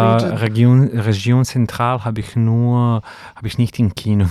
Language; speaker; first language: German; non-native, fluent; Serbian